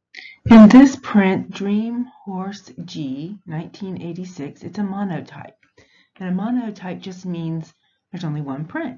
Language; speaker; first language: English; native; English